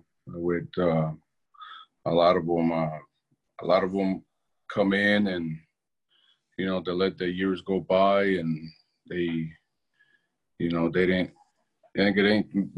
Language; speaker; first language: English; non-native, fluent; Spanish